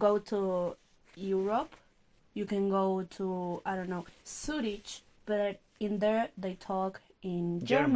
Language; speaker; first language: English; non-native, learner; Spanish